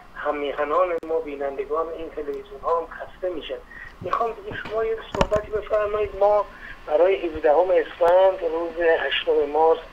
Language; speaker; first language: Persian; native; Persian